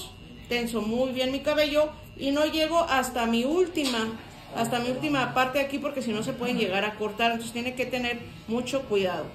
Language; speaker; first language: Spanish; native; Spanish